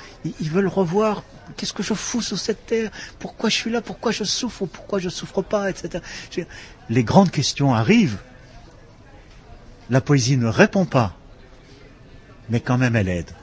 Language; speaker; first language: French; non-native, local second language; Dutch